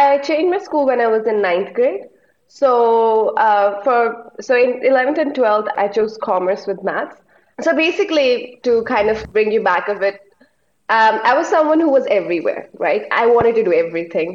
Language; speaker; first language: English; non-native, local second language; Hindi